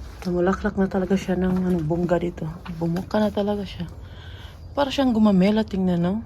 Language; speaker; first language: Filipino; non-native, local second language; Cebuano